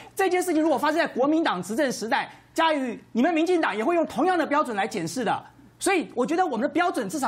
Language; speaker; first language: Chinese; native; Chinese